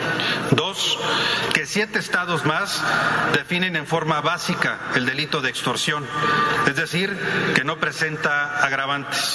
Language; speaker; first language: Spanish; native; Spanish